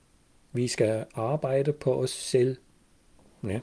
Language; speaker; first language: Danish; non-native, fluent; German